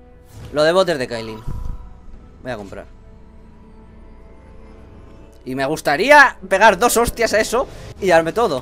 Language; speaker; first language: Spanish; native; Spanish